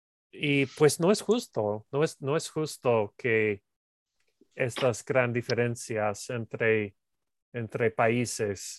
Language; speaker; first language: Spanish; non-native, learner; English